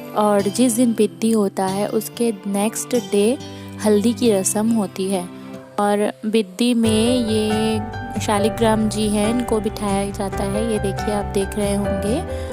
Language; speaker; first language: Hindi; non-native, local second language; Bangla